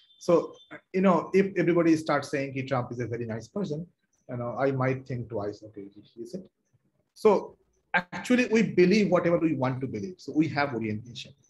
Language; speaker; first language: English; non-native, local second language; Bangla